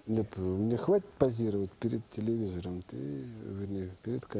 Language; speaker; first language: Russian; native; Russian